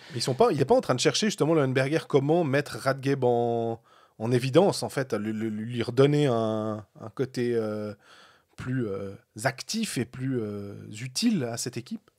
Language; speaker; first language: French; native; French